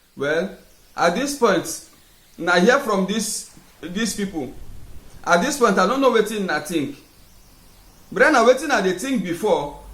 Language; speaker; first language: Nigerian Pidgin; non-native, local second language; Igbo